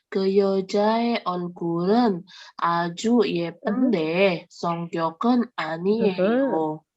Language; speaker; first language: Korean; non-native, learner; Indonesian